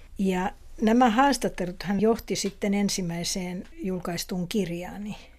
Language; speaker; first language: Finnish; non-native, local second language; Swedish